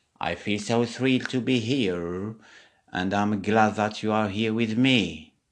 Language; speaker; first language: English; non-native, fluent; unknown